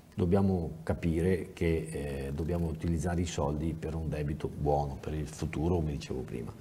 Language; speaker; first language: Italian; native; Italian